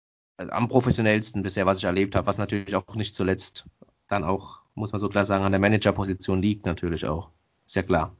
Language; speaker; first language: German; native; German